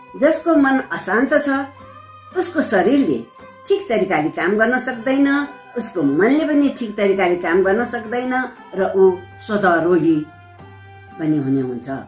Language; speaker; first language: Nepali; non-native, local second language; Newari